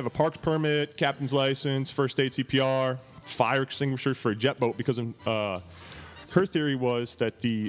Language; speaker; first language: English; native; English